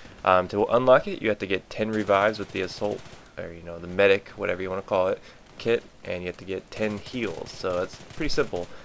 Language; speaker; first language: English; native; English